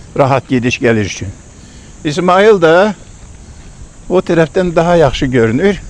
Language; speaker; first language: Azerbaijani; non-native, local second language; Lezghian